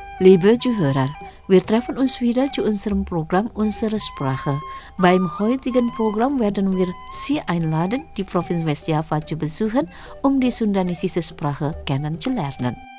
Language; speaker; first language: German; non-native, fluent; Indonesian